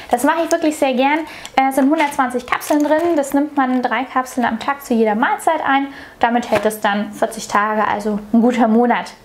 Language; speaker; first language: German; native; German